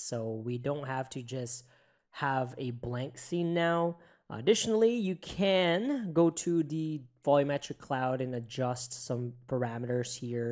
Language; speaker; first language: English; native; English